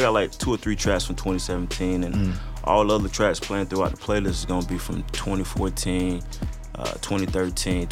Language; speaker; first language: English; native; English